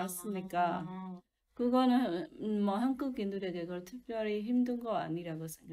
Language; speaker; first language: Korean; non-native, learner; Burmese